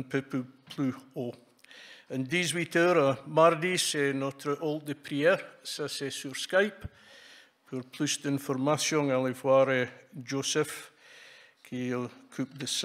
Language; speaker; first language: French; non-native, fluent; English